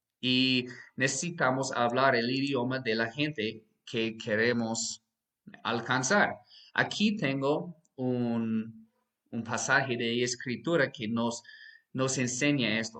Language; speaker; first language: Spanish; non-native, fluent; English